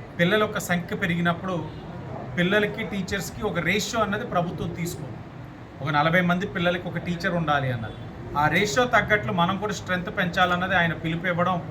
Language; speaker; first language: Telugu; native; Telugu